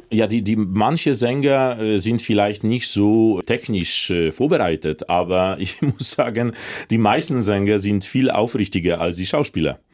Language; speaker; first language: German; non-native, fluent; Polish